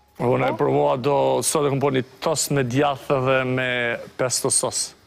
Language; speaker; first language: Albanian; early bilingual, heritage; Albanian